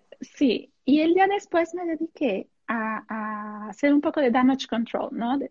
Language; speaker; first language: Spanish; non-native, fluent; Italian